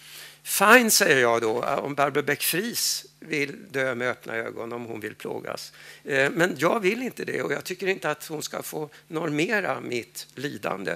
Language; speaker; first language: Swedish; native; Swedish